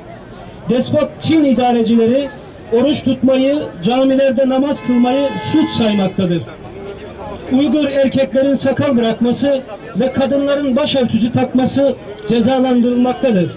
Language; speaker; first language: Turkish; native; Turkish